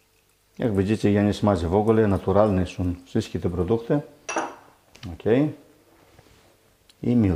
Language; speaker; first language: Polish; non-native, learner; Greek